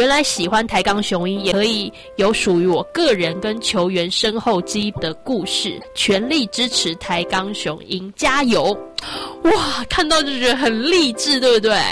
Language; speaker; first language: Chinese; native; Chinese